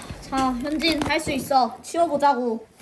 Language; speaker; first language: Korean; native; Korean